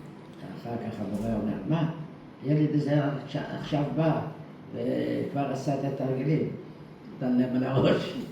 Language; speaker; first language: Hebrew; early bilingual, other home language; Dutch